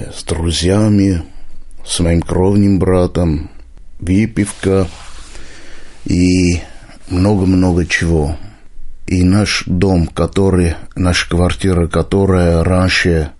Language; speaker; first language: Russian; non-native, local second language; Armenian